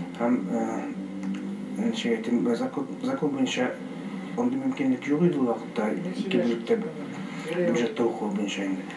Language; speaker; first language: Tatar; early bilingual, heritage; Tatar